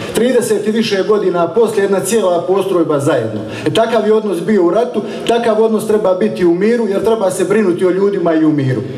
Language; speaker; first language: Croatian; native; Croatian